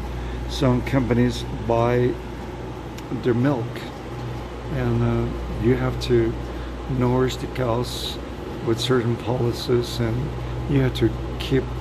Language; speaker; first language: English; non-native, fluent; Spanish